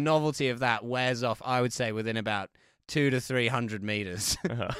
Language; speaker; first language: English; native; English